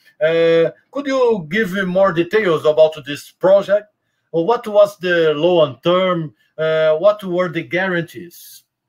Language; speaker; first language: English; non-native, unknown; Portuguese